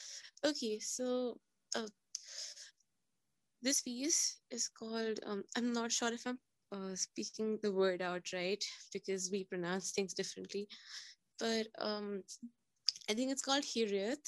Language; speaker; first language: English; non-native, local second language; Hindi